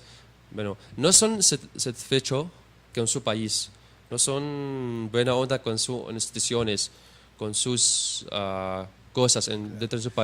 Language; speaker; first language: Spanish; non-native, learner; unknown